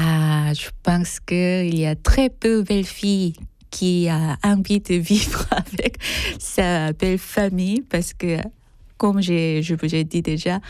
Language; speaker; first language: French; non-native, fluent; Korean